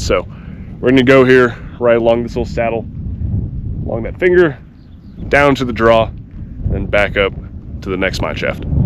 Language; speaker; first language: English; native; English